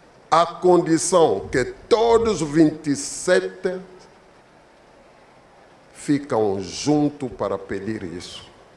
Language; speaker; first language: Portuguese; non-native, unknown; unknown